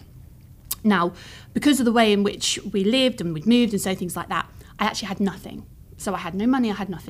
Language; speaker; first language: English; native; English